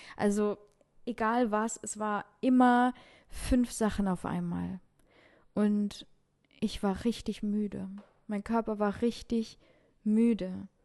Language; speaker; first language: German; early bilingual, other home language; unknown